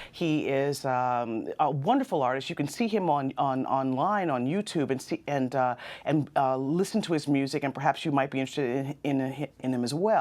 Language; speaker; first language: English; native; English